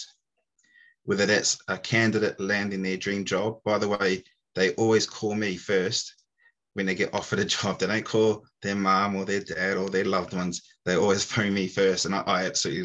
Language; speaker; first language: English; native; English